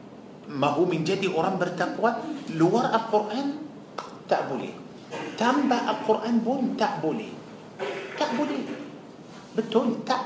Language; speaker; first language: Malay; non-native, fluent; Arabic